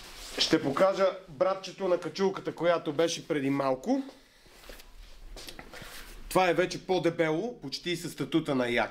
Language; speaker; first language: Bulgarian; native; Bulgarian